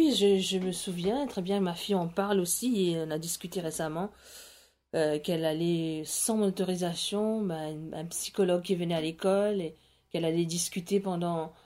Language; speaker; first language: French; non-native, local second language; Morisyen